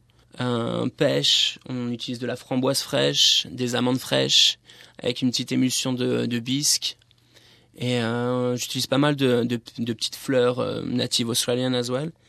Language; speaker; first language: French; native; French